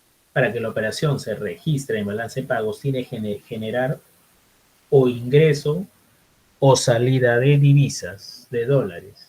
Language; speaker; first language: Spanish; native; Spanish